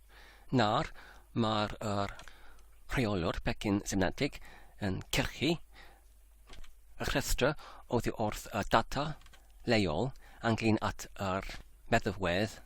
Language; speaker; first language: Welsh; non-native, learner; English